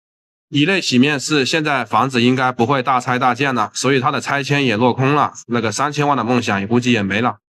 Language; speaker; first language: Chinese; native; Chinese